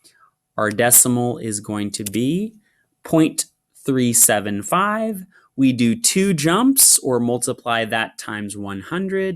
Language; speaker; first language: English; native; English